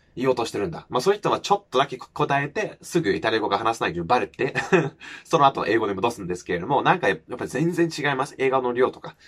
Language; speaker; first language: Japanese; non-native, fluent; English